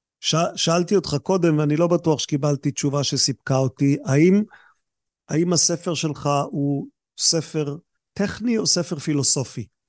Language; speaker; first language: Hebrew; native; Hebrew